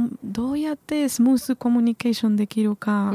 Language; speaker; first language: Japanese; non-native, learner; Spanish